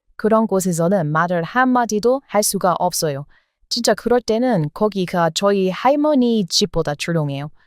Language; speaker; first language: Korean; non-native, fluent; English